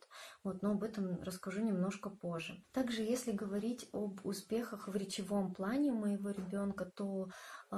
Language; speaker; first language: Russian; native; Russian